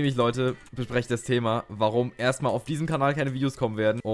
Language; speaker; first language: German; native; German